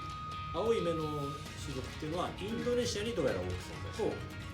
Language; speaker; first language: Japanese; native; Japanese